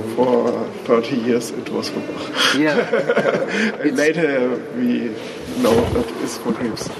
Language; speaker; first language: English; non-native, fluent; German